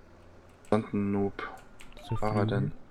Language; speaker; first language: German; native; German